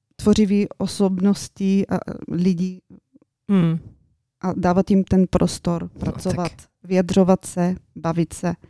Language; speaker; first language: Czech; non-native, fluent; Bulgarian